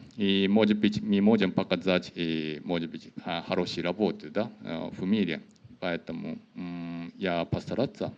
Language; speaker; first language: Russian; non-native, learner; Japanese